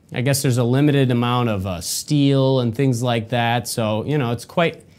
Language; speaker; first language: English; native; English